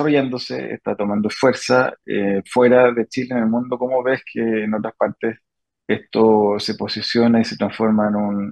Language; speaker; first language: Spanish; native; Spanish